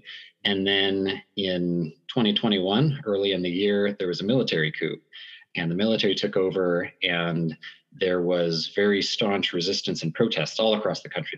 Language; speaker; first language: English; native; English